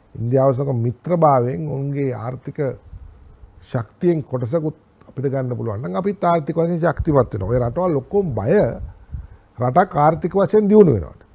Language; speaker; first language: Sinhala; native; Sinhala